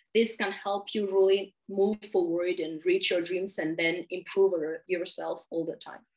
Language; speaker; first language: English; non-native, fluent; Malagasy